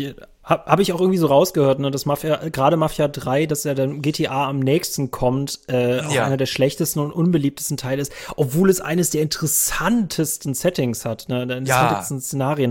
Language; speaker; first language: German; native; German